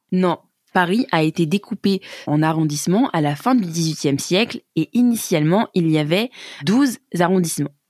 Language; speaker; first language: French; native; French